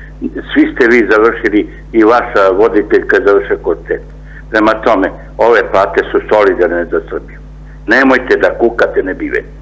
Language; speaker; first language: Serbian; native; Serbian